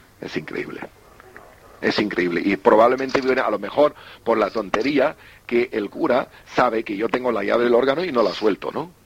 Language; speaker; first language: Spanish; non-native, fluent; German